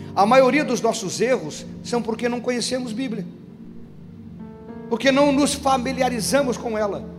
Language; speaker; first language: Portuguese; native; Portuguese